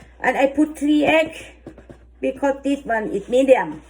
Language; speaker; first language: English; non-native, learner; Thai